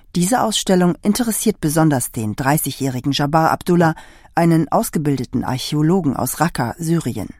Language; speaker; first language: German; native; German